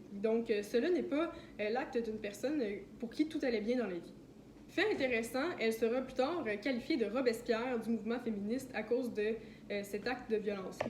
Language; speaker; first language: French; native; French